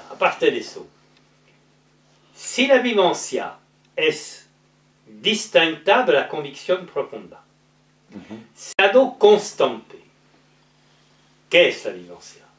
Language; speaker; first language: Spanish; non-native, learner; French